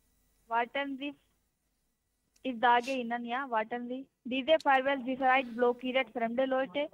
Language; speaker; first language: German; non-native, learner; Hindi